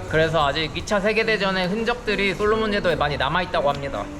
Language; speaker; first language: Korean; native; Korean